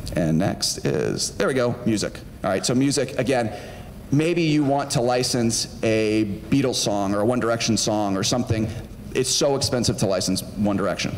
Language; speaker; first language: English; native; English